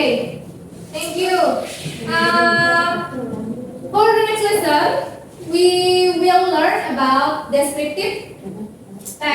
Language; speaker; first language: English; non-native, fluent; Indonesian